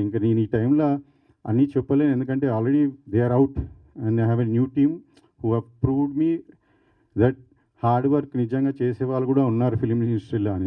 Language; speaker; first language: Telugu; native; Telugu